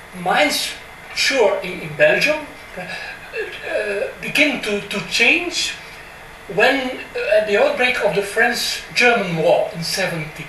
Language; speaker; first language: English; non-native, fluent; French